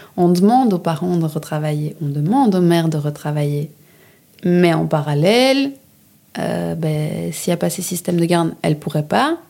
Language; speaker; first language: French; native; French